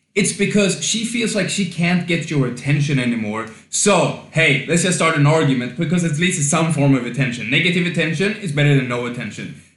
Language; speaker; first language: English; non-native, fluent; Swedish